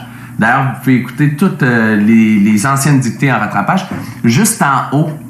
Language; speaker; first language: French; native; French